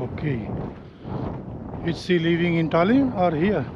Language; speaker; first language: English; non-native, learner; Hindi